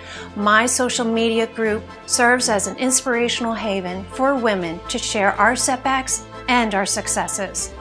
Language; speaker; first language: English; native; English